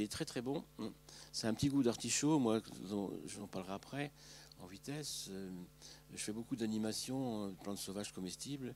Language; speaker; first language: French; native; French